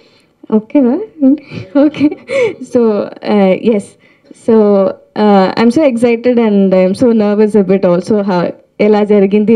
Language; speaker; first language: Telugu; non-native, learner; Tamil